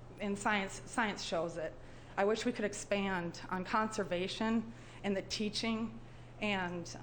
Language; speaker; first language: English; native; English